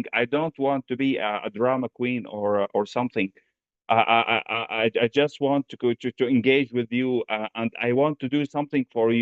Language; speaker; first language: English; non-native, fluent; Arabic